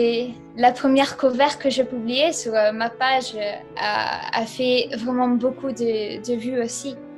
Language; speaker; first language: French; non-native, fluent; Italian